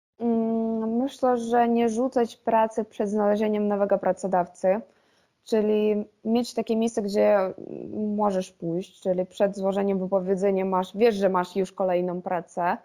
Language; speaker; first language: Polish; non-native, fluent; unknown